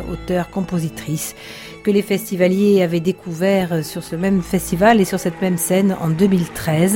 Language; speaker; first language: French; native; French